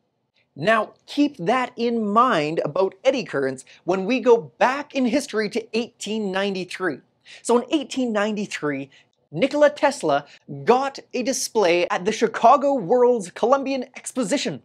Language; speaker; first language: English; native; English